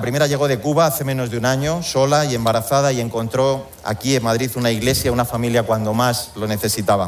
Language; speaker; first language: Spanish; native; Spanish